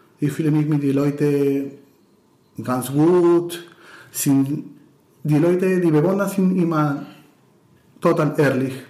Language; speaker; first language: German; non-native, learner; Spanish